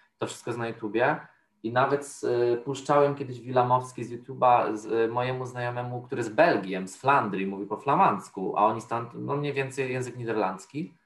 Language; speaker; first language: Polish; native; Polish